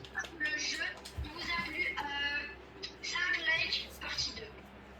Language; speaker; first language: French; native; French